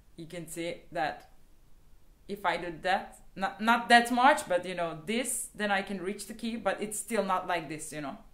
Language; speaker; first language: English; non-native, fluent; Turkish